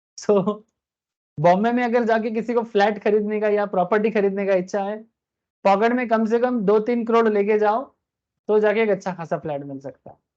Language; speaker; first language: Hindi; non-native, local second language; Bangla